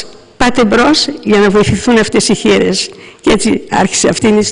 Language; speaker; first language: Greek; native; Greek